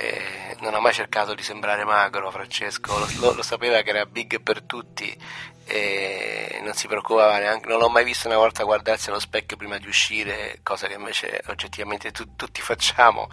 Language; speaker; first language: Italian; native; Italian